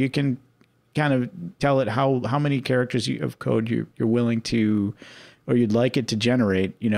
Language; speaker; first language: English; native; English